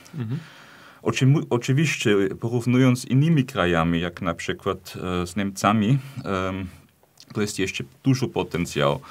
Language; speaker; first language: Polish; non-native, fluent; German